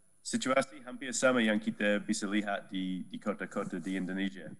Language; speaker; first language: Indonesian; non-native, learner; Dutch